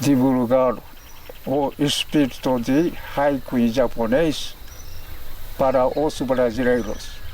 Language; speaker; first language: Portuguese; non-native, fluent; Japanese